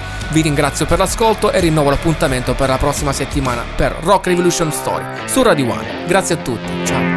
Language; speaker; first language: Italian; native; Italian